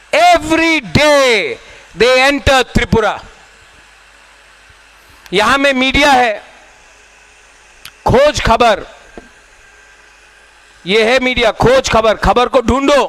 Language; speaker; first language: Hindi; non-native, local second language; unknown